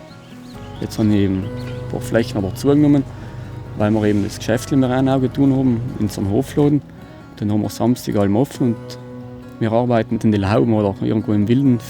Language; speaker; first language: German; native; German